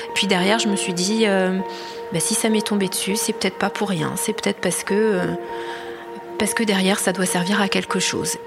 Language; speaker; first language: French; native; French